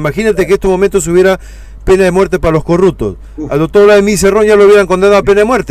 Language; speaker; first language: Spanish; native; Spanish